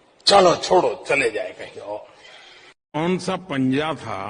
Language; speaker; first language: Hindi; native; Hindi